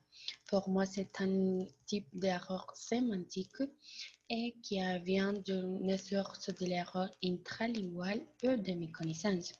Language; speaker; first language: French; non-native, learner; Spanish